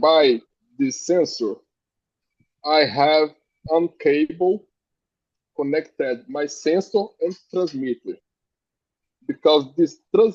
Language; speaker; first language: English; non-native, learner; Portuguese